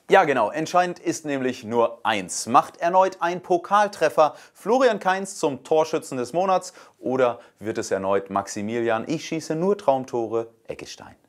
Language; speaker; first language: German; native; German